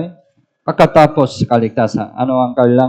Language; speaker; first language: Filipino; non-native, learner; Korean